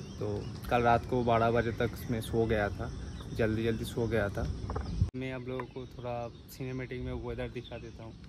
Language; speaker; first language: Hindi; non-native, local second language; Bangla